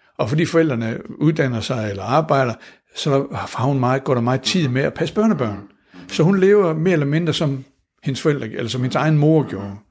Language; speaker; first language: Danish; native; Danish